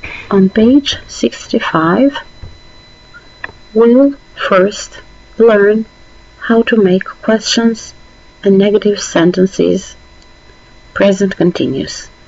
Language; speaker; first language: English; non-native, fluent; Albanian